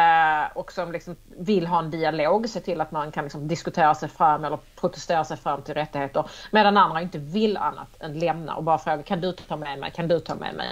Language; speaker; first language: Swedish; native; Swedish